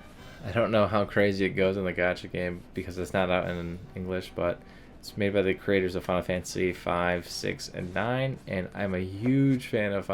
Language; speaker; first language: English; native; English